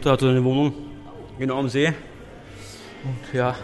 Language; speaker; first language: German; native; German